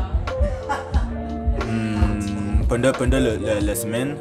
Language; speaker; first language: French; non-native, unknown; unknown